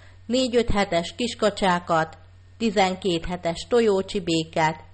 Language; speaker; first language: Hungarian; native; Hungarian